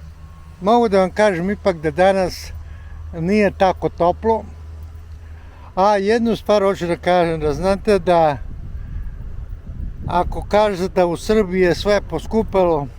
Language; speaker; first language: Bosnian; non-native, local second language; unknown